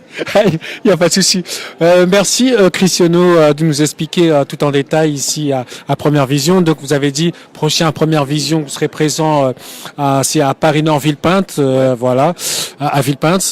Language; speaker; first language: French; native; French